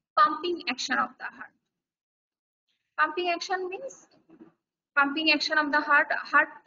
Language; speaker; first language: English; non-native, local second language; Bangla